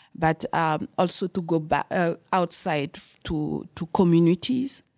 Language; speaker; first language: English; non-native, fluent; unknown